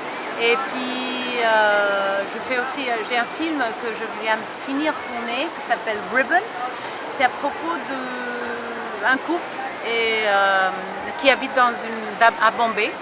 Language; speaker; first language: French; early bilingual, heritage; French